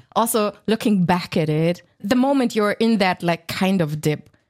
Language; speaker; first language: English; non-native, fluent; German